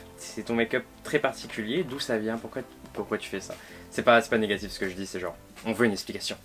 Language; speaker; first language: French; native; French